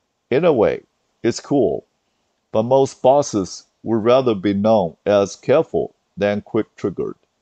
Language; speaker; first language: English; non-native, fluent; Chinese